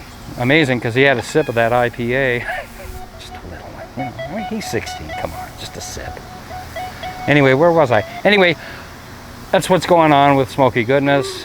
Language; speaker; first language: English; native; English